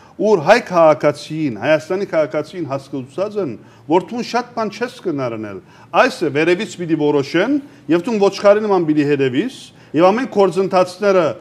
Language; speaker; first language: Armenian; early bilingual, heritage; Armenian